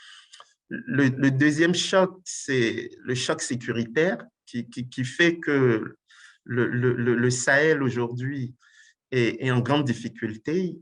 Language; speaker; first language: French; non-native, local second language; Ewe